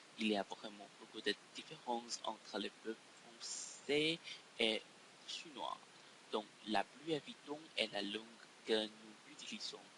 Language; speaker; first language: French; non-native, learner; Chinese